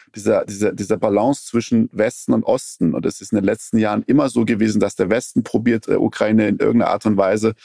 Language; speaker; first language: German; early bilingual, other home language; Persian